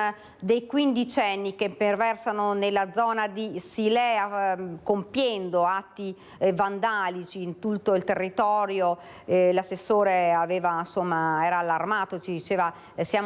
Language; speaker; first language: Italian; native; Italian